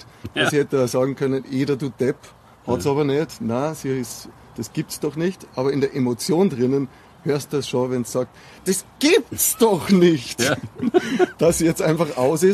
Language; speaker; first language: German; native; German